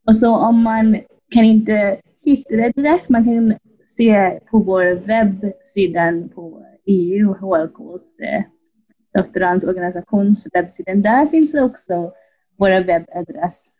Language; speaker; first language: Swedish; non-native, fluent; English